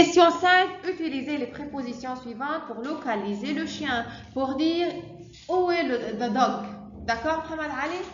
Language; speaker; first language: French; non-native, fluent; Arabic